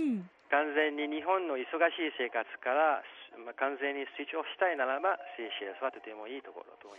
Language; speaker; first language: Japanese; non-native, fluent; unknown